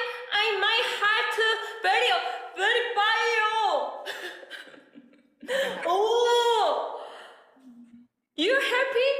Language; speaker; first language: English; non-native, learner; Korean